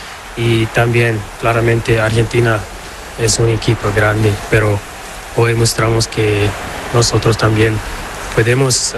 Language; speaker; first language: Spanish; non-native, learner; Portuguese